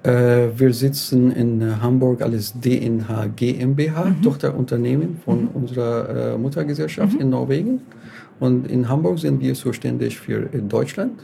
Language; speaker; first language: German; non-native, learner; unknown